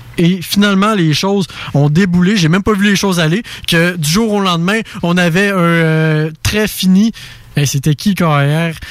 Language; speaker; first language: French; native; French